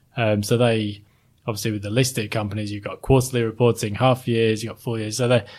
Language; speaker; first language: English; native; English